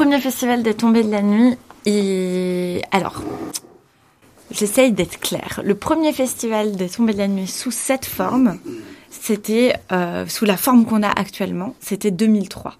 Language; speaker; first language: French; native; French